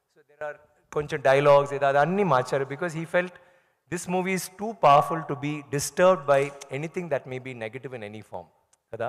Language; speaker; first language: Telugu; non-native, learner; Tamil